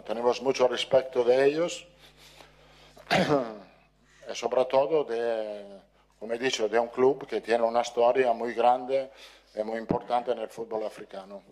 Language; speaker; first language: Spanish; non-native, fluent; Italian